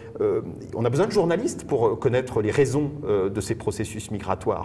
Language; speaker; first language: French; native; French